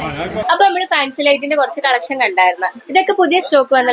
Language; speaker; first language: Malayalam; native; Malayalam